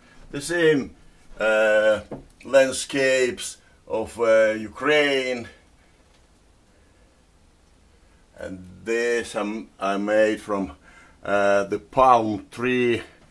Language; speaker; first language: English; non-native, fluent; Ukrainian